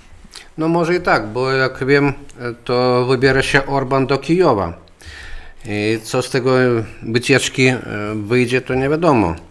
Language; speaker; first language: Polish; non-native, fluent; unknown